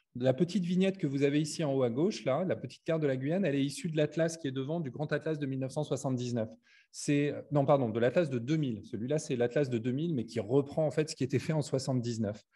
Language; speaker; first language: French; native; French